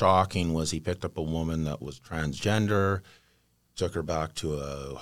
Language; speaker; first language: English; native; English